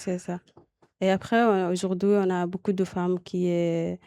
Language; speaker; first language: French; non-native, local second language; Arabic